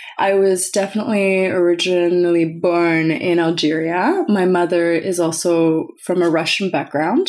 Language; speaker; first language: English; early bilingual, other home language; French